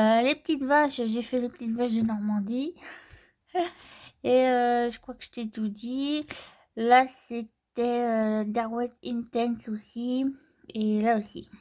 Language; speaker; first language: French; native; French